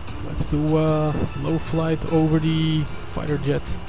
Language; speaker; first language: English; non-native, fluent; Turkish